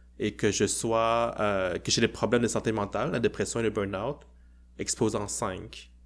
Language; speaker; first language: French; early bilingual, other home language; Cantonese